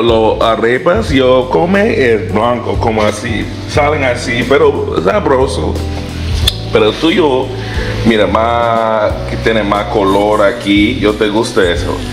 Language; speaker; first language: Spanish; non-native, learner; English